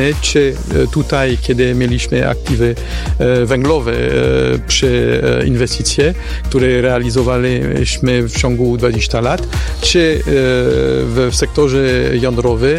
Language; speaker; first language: Polish; non-native, fluent; French